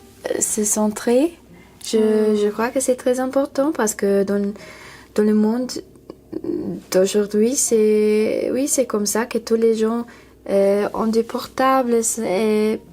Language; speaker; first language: French; non-native, learner; English